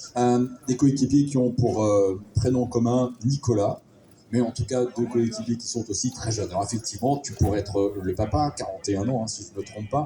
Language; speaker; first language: French; native; French